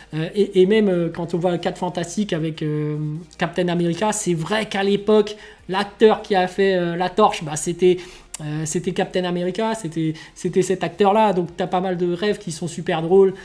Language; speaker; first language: French; native; French